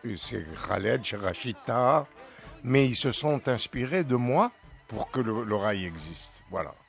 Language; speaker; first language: French; native; French